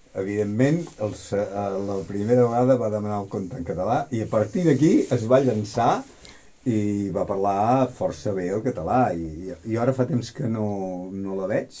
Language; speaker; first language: Catalan; native; Catalan